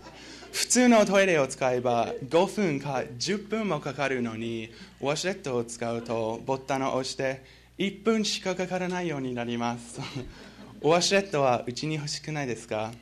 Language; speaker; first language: Japanese; non-native, learner; English